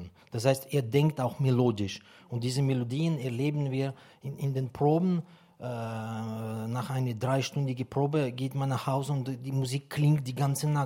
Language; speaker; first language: German; non-native, fluent; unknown